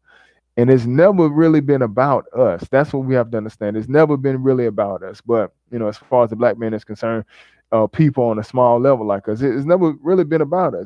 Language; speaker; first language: English; native; English